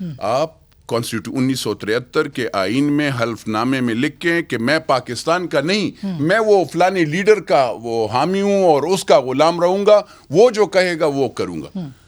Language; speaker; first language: Urdu; non-native, local second language; Pashto